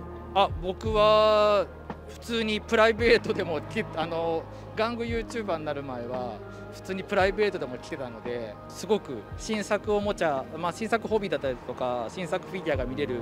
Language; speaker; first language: Japanese; native; Japanese